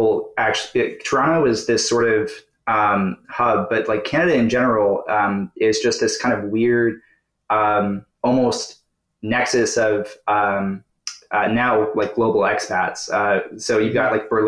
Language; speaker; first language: English; native; English